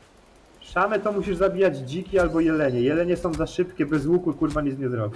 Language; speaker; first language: Polish; native; Polish